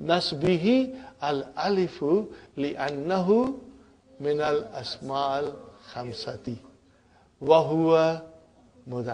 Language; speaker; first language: Arabic; non-native, fluent; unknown